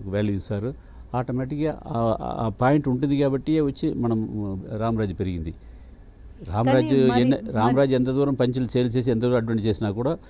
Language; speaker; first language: Telugu; non-native, local second language; Tamil